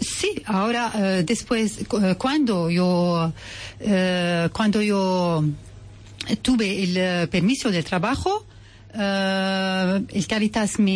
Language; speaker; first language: Spanish; non-native, learner; Arabic